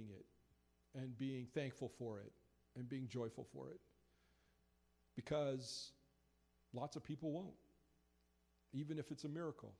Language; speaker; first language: English; native; English